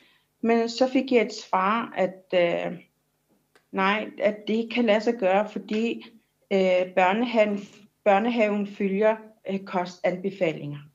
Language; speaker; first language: Danish; non-native, local second language; Kalaallisut